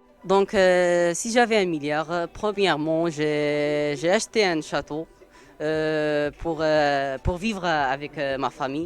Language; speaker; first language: French; non-native, learner; Arabic